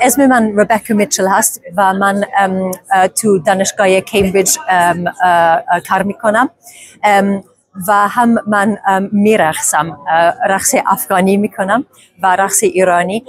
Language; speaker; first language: Persian; non-native, learner; English